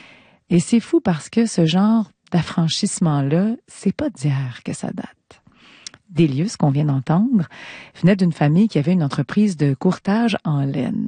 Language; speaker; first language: French; native; French